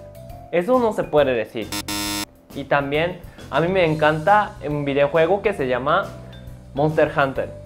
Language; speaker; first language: Spanish; non-native, fluent; Japanese